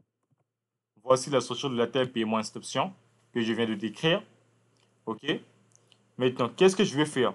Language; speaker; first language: French; non-native, local second language; Lingala